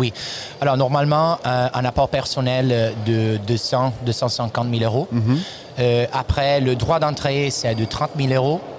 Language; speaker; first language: French; non-native, learner; Italian